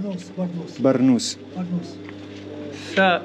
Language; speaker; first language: French; non-native, local second language; Arabic